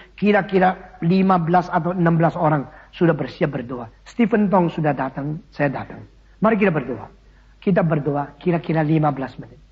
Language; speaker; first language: Indonesian; early bilingual, other home language; Min Nan Chinese